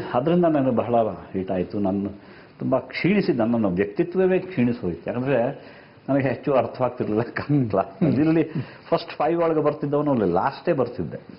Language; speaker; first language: Kannada; non-native, local second language; Konkani